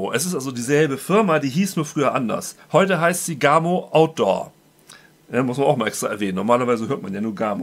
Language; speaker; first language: German; native; German